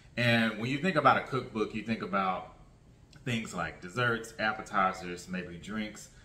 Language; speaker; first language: English; native; English